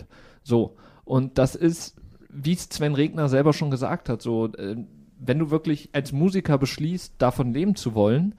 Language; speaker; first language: German; native; German